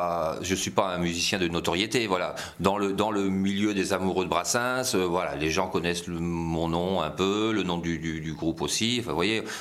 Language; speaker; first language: French; native; French